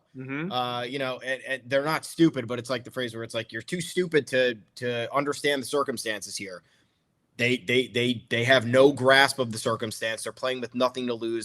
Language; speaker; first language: English; native; English